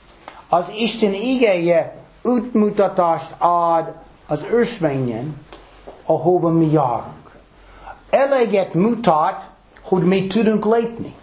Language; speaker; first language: Hungarian; non-native, fluent; English